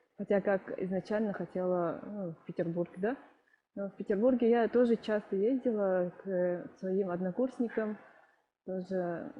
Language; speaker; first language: Russian; non-native, local second language; Yakut